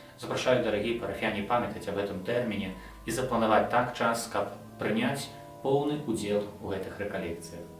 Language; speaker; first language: Belarusian; non-native, local second language; Russian